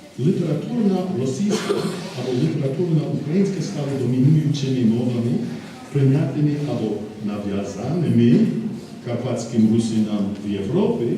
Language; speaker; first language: Ukrainian; non-native, fluent; English